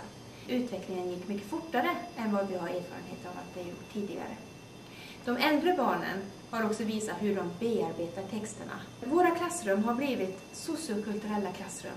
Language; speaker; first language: Swedish; native; Swedish